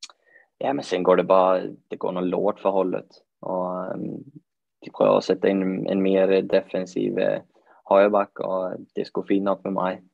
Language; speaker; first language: Swedish; native; Swedish